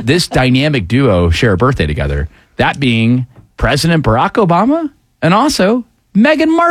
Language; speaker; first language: English; native; English